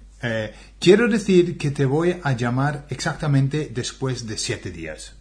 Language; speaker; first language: Spanish; non-native, fluent; English